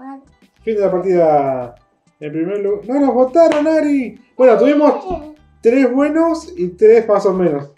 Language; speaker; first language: Spanish; native; Spanish